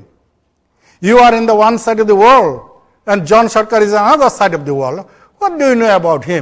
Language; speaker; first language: English; non-native, local second language; Bangla